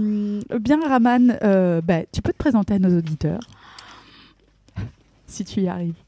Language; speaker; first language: French; native; French